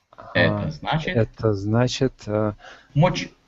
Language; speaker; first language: Russian; native; Russian